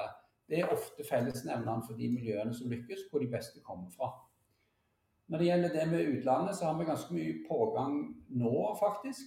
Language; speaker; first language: Norwegian; native; Norwegian